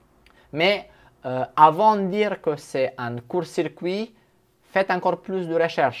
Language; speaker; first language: French; non-native, fluent; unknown